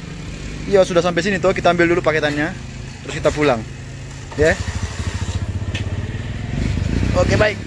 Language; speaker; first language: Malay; non-native, local second language; Javanese